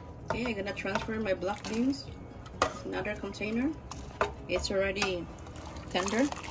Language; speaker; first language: English; non-native, local second language; Filipino